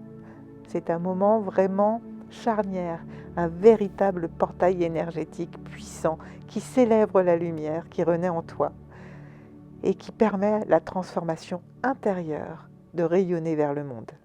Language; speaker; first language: French; native; French